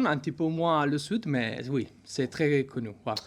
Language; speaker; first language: French; non-native, learner; Italian